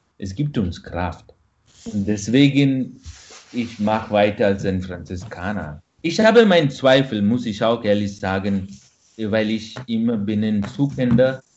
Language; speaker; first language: German; non-native, fluent; Malayalam